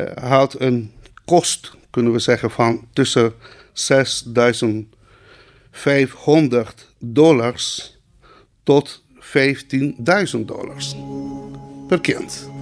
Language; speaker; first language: Dutch; non-native, local second language; Spanish